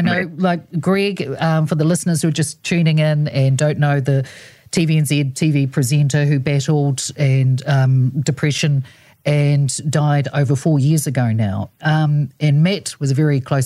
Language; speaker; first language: English; non-native, local second language; Samoan